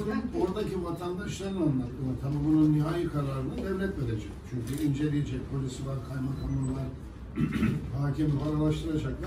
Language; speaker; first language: Turkish; native; Turkish